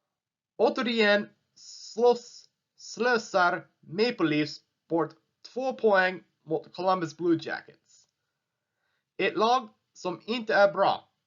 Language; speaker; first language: Swedish; non-native, learner; English